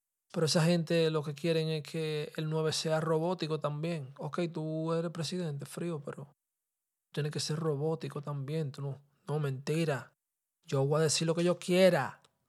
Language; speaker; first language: Spanish; early bilingual, heritage; Spanish